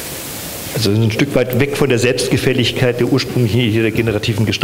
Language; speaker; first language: German; native; German